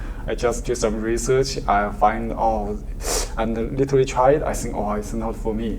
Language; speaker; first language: English; non-native, learner; Chinese